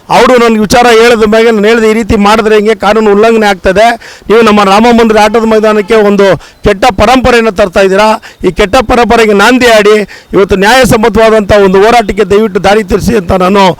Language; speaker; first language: Kannada; native; Kannada